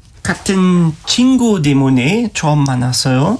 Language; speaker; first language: Korean; non-native, learner; German